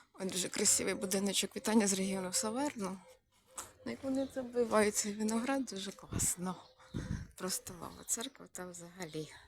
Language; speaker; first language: Ukrainian; native; Ukrainian